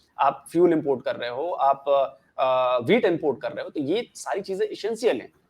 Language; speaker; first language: Hindi; native; Hindi